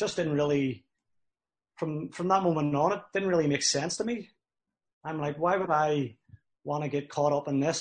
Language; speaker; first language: English; native; English